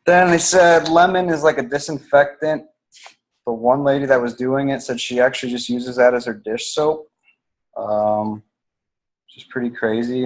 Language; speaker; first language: English; native; English